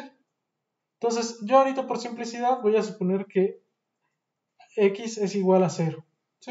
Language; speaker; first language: Spanish; native; Spanish